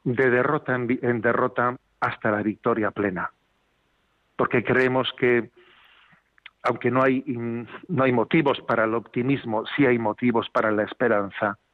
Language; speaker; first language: Spanish; native; Spanish